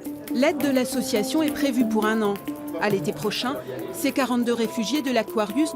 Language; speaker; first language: French; native; French